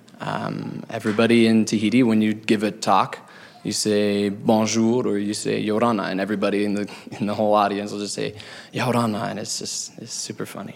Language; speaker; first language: English; native; English